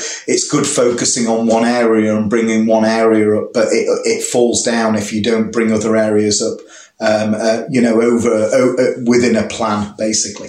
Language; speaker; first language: English; native; English